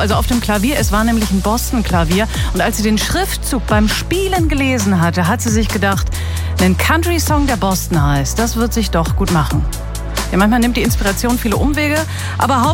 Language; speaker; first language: German; native; German